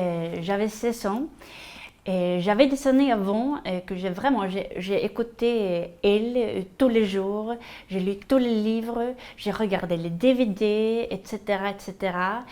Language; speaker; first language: French; non-native, fluent; Swedish